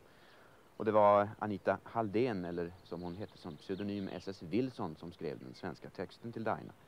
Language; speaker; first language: Swedish; native; Swedish